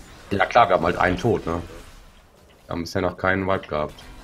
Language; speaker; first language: German; native; German